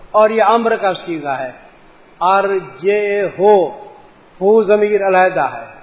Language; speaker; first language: Urdu; non-native, local second language; Sindhi